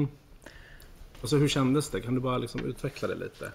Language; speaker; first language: Swedish; native; Swedish